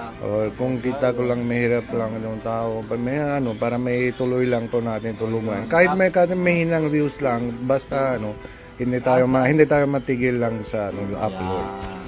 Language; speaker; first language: Filipino; non-native, learner; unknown